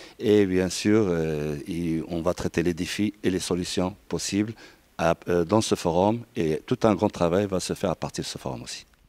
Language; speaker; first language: French; non-native, local second language; Arabic